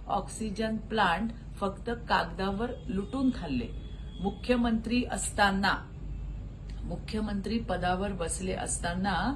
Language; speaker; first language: Marathi; native; Marathi